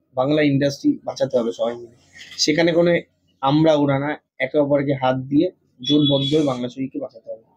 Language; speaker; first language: Bangla; native; Bangla